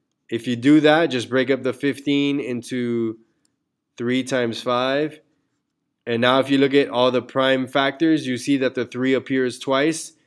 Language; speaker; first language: English; early bilingual, other home language; Spanish